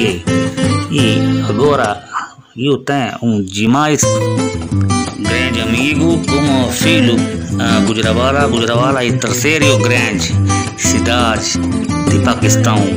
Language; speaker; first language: Portuguese; non-native, learner; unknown